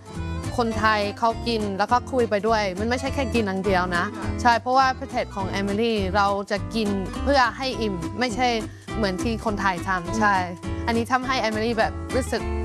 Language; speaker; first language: Thai; non-native, fluent; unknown